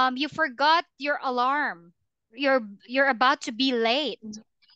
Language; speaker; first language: English; non-native, fluent; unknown